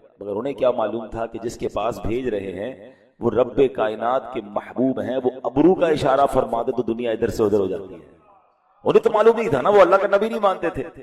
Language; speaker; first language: Urdu; native; Urdu